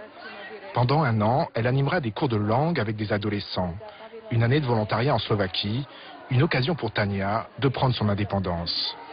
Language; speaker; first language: French; native; French